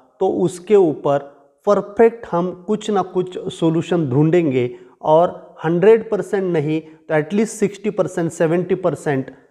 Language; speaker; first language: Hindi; non-native, local second language; Marathi